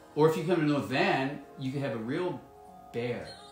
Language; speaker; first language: English; native; English